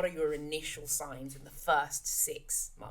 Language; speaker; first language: English; native; English